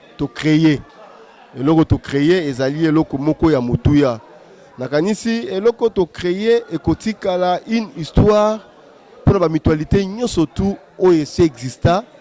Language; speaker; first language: Lingala; native; Lingala